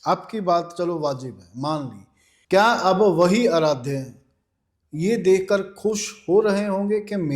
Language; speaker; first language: Hindi; non-native, local second language; Punjabi